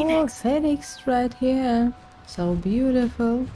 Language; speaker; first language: English; non-native, learner; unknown